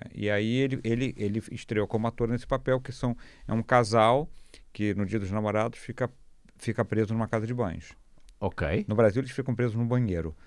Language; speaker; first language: Portuguese; native; Portuguese